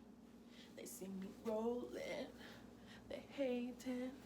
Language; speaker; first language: English; native; English